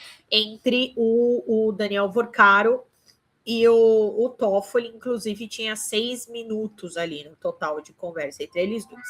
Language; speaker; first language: Portuguese; native; Portuguese